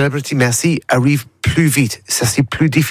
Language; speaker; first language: French; non-native, learner; English